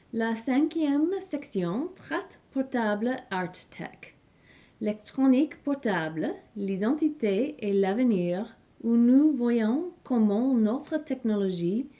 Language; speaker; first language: French; non-native, learner; English